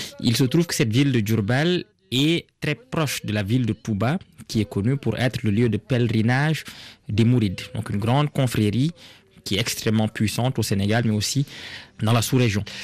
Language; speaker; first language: French; non-native, local second language; Serer